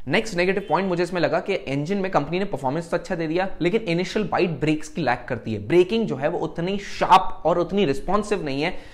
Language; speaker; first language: Hindi; native; Hindi